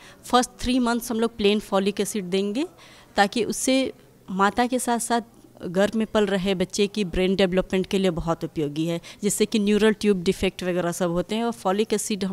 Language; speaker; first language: Hindi; native; Hindi